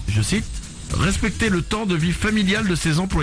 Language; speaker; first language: French; native; French